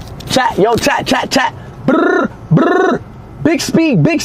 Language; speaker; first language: English; native; English